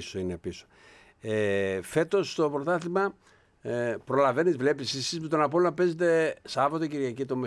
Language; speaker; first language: Greek; native; Greek